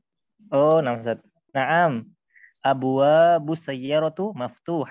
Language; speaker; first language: Arabic; non-native, learner; Indonesian